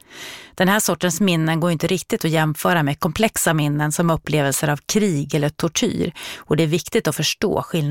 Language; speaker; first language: Swedish; native; Swedish